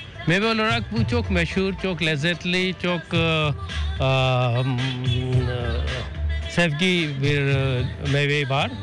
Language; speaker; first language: Turkish; non-native, learner; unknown